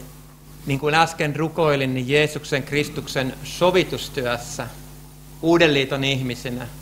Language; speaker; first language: Finnish; native; Finnish